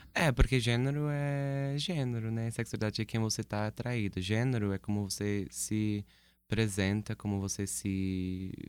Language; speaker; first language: Portuguese; non-native, fluent; English